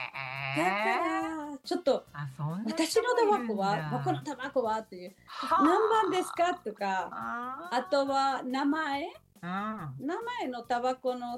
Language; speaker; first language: Japanese; non-native, learner; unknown